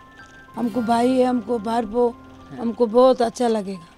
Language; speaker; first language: Hindi; non-native, learner; Bangla